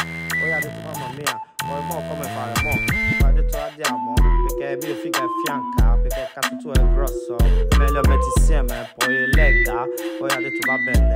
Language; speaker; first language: Italian; non-native, learner; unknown